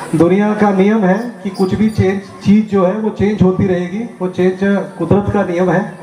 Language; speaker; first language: Hindi; non-native, local second language; Dogri